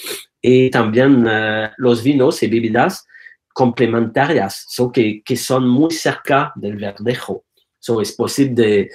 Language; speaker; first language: Spanish; non-native, learner; French